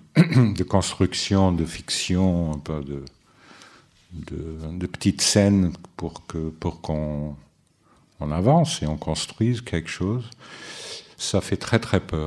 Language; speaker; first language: French; non-native, fluent; Portuguese